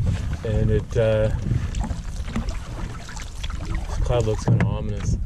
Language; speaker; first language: English; native; English